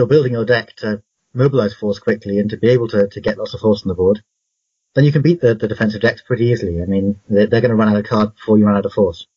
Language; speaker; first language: English; native; English